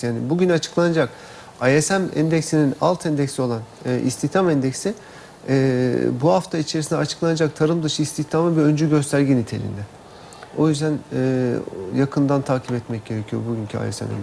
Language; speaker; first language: Turkish; native; Turkish